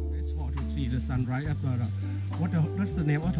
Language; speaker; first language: English; non-native, learner; Thai